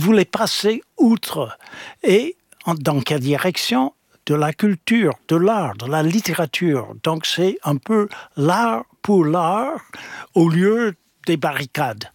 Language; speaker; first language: French; non-native, fluent; English